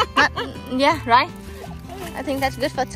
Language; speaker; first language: English; non-native, learner; Vietnamese